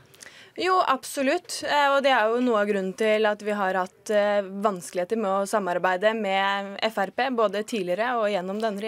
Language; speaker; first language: Norwegian; native; Norwegian